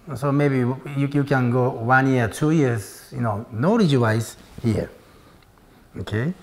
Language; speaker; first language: English; non-native, learner; Japanese